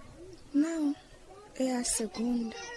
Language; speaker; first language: Portuguese; non-native, local second language; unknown